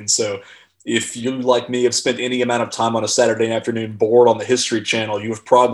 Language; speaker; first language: English; native; English